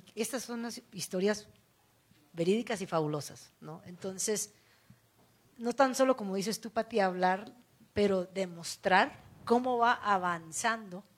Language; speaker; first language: Spanish; early bilingual, heritage; Spanish